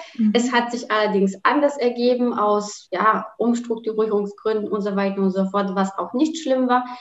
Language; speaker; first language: German; non-native, fluent; Polish